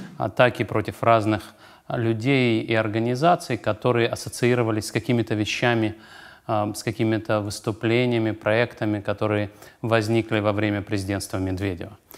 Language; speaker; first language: Russian; native; Russian